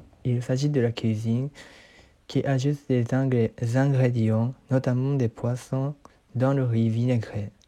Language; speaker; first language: French; non-native, learner; Japanese